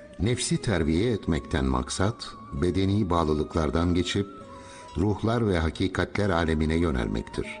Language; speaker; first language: Turkish; native; Turkish